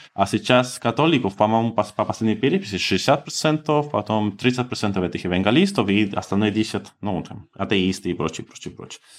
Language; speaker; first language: Russian; non-native, fluent; Spanish